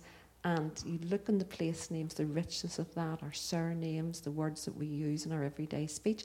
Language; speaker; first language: English; native; English